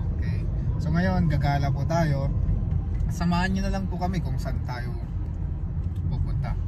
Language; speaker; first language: Filipino; native; Filipino